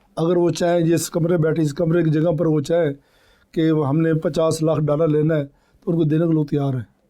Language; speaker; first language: Urdu; non-native, local second language; Punjabi